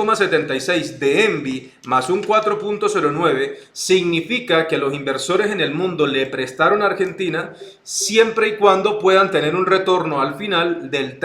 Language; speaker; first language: Spanish; native; Spanish